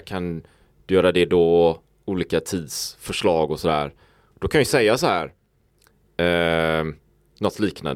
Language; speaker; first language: Swedish; native; Swedish